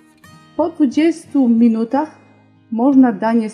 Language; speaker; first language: Polish; non-native, learner; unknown